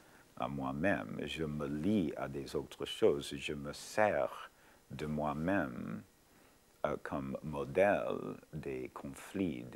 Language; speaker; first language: French; non-native, fluent; English